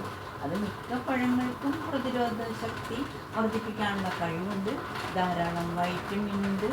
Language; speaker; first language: Malayalam; native; Malayalam